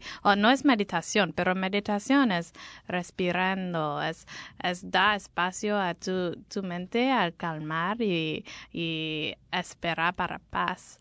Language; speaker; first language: Spanish; non-native, learner; English